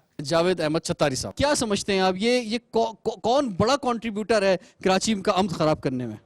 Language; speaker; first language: Urdu; native; Urdu